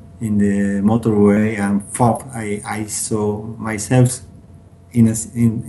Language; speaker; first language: English; non-native, learner; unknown